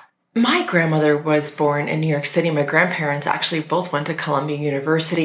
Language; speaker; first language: English; native; English